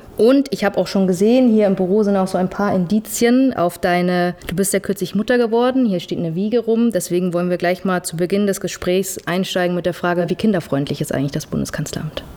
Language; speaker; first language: German; native; German